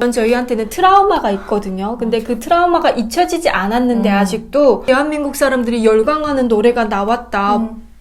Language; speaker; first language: Korean; native; Korean